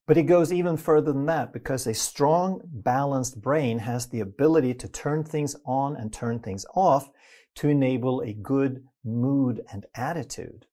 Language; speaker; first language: English; non-native, fluent; Swedish